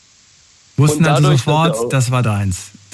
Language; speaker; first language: German; native; German